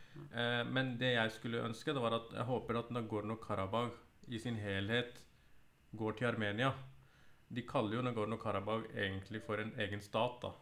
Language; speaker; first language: Norwegian; early bilingual, other home language; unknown